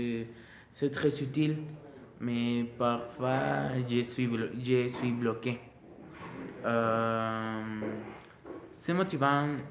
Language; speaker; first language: French; non-native, learner; Spanish